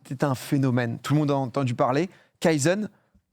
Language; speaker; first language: French; native; French